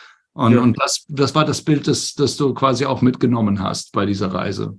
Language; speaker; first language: German; native; German